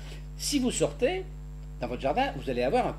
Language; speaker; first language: French; native; French